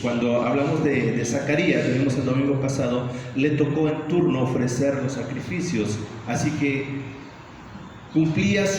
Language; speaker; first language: Spanish; native; Spanish